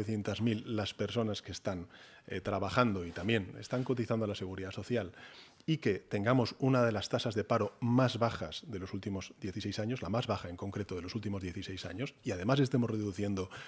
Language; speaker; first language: Spanish; native; Spanish